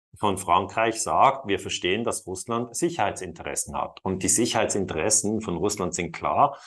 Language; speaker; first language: German; non-native, local second language; Italian